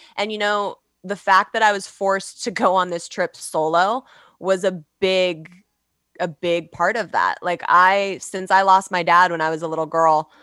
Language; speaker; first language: English; native; English